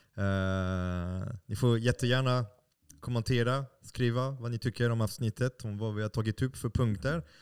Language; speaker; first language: Swedish; non-native, fluent; French